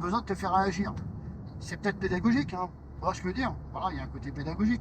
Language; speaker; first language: French; native; French